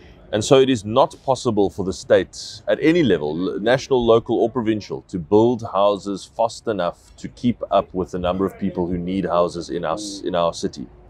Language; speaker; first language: English; native; English